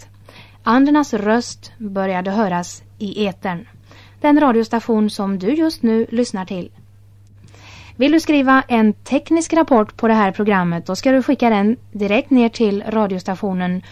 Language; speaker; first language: Swedish; native; Swedish